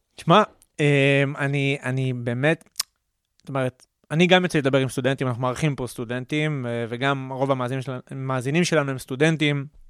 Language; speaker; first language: Hebrew; native; Hebrew